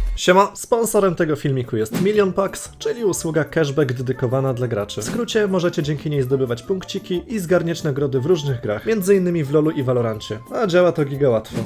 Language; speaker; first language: Polish; native; Polish